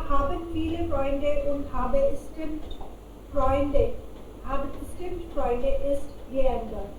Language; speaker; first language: German; non-native, learner; Hindi